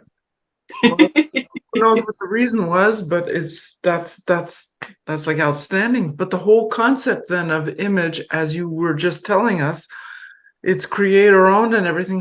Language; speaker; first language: English; non-native, fluent; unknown